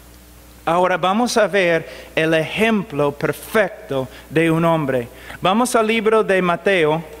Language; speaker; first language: Spanish; non-native, fluent; English